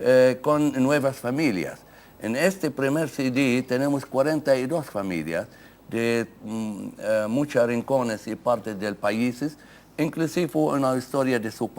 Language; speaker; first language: Spanish; non-native, fluent; Arabic